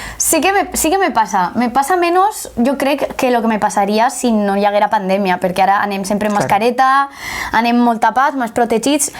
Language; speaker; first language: Catalan; native; Catalan